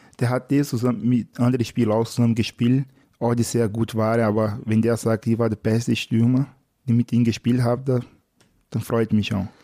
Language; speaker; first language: German; non-native, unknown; Portuguese